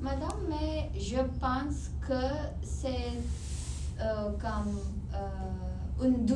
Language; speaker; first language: French; non-native, learner; Ukrainian